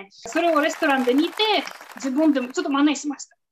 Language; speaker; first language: Japanese; non-native, fluent; Russian